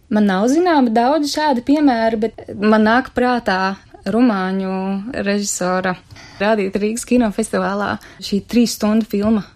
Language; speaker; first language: Latvian; native; Latvian